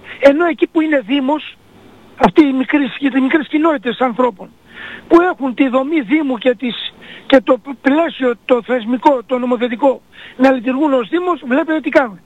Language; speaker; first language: Greek; native; Greek